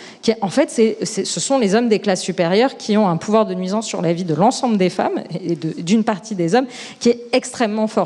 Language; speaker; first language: French; native; French